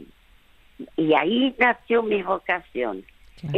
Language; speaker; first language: Spanish; non-native, fluent; French